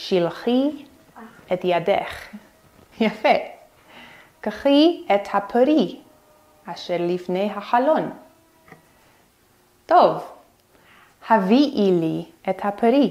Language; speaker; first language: Hebrew; non-native, fluent; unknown